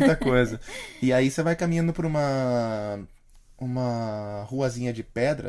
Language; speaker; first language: Portuguese; native; Portuguese